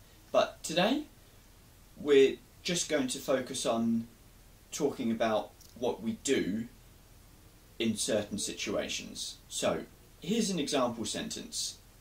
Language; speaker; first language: English; native; English